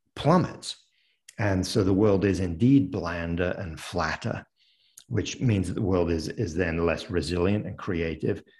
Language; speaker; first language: English; early bilingual, other home language; French